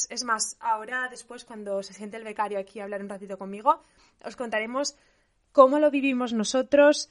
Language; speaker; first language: Spanish; native; Spanish